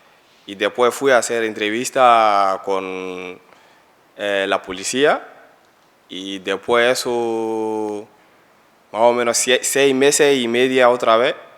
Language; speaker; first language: Spanish; non-native, learner; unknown